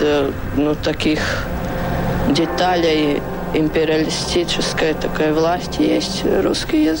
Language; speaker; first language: Russian; non-native, local second language; Latvian